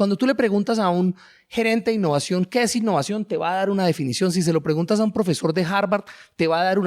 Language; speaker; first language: Spanish; native; Spanish